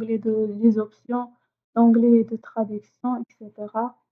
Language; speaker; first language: French; non-native, fluent; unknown